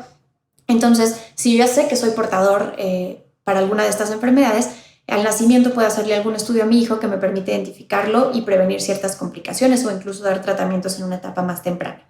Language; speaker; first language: Spanish; native; Spanish